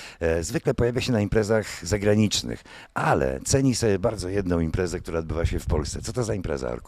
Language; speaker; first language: Polish; native; Polish